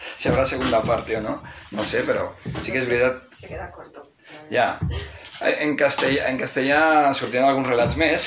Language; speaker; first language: Catalan; non-native, local second language; Spanish